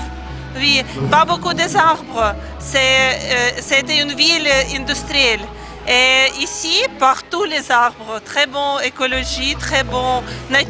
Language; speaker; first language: French; non-native, learner; Ukrainian